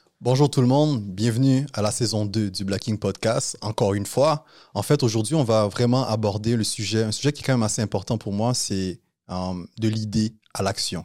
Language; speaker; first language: French; native; French